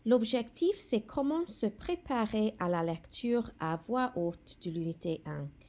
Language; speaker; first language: French; non-native, fluent; Welsh